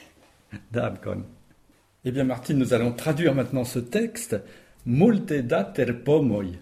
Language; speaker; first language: French; native; French